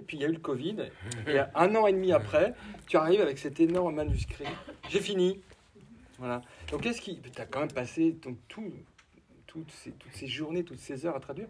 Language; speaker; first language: French; native; French